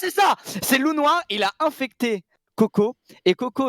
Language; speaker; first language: French; native; French